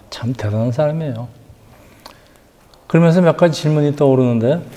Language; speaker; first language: Korean; native; Korean